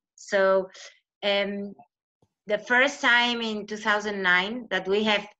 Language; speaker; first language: English; non-native, fluent; Spanish